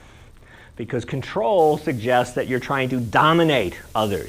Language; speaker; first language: English; native; English